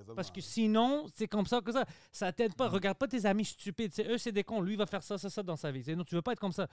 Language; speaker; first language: French; early bilingual, other home language; Greek